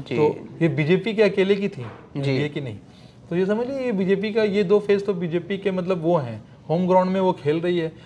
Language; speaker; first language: Hindi; native; Hindi